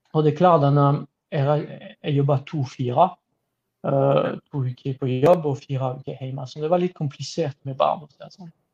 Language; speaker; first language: Norwegian; non-native, fluent; French